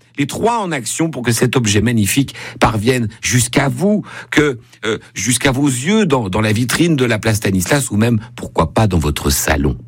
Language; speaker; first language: French; native; French